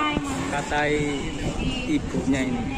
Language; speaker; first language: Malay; non-native, local second language; Javanese